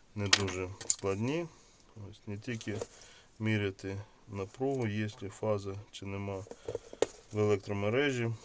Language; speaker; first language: Ukrainian; non-native, local second language; Russian